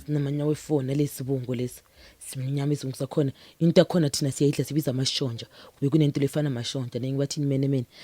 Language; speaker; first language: Zulu; non-native, local second language; Venda